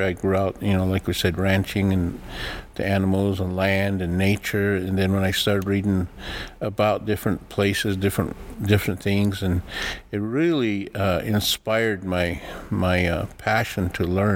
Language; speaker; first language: English; early bilingual, other home language; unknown